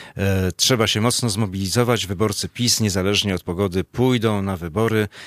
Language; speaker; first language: Polish; native; Polish